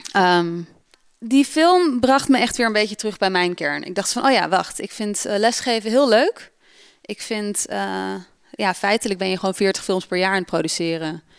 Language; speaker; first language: Dutch; native; Dutch